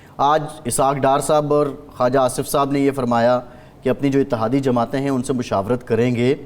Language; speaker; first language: Urdu; native; Urdu